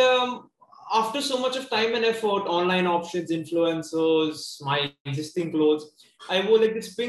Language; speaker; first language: English; non-native, local second language; Hindi